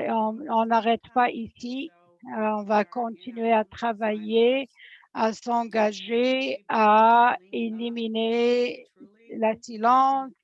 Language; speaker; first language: French; non-native, fluent; English